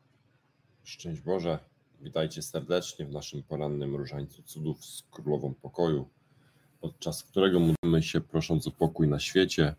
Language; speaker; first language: Polish; native; Polish